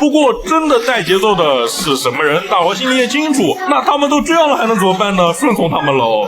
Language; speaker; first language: Chinese; native; Chinese